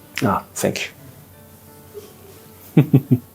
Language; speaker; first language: English; non-native, learner; Japanese